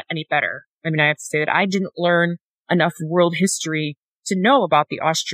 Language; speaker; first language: English; native; English